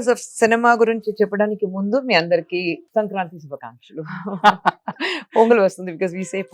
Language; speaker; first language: Telugu; non-native, fluent; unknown